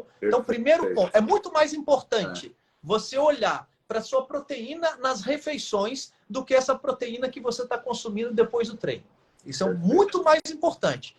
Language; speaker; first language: Portuguese; native; Portuguese